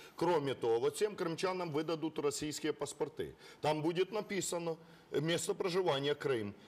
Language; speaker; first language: Russian; non-native, local second language; Ukrainian